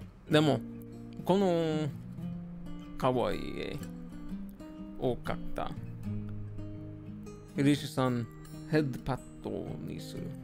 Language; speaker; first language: Japanese; non-native, learner; English